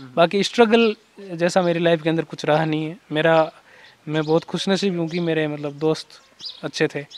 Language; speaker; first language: Hindi; native; Hindi